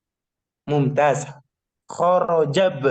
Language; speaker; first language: Arabic; non-native, fluent; Indonesian